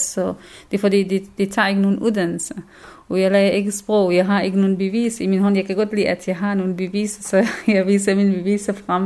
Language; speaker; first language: Danish; non-native, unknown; Kurdish